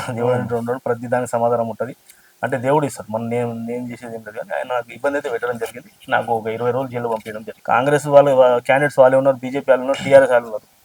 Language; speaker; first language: Telugu; non-native, local second language; Lambadi